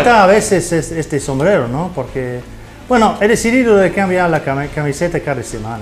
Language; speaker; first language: Spanish; non-native, fluent; English